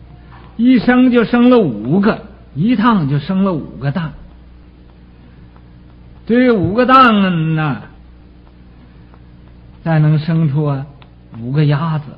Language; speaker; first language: Chinese; native; Chinese